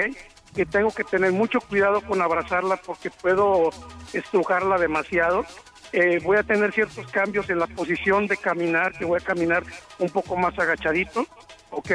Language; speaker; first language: Spanish; native; Spanish